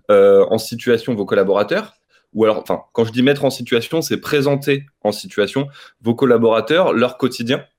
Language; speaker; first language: French; native; French